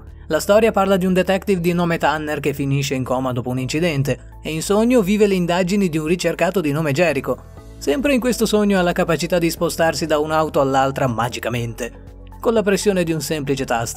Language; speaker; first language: Italian; native; Italian